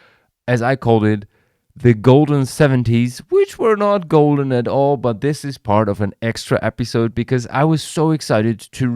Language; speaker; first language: English; non-native, fluent; German